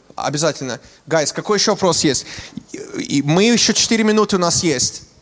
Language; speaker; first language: Russian; early bilingual, heritage; Russian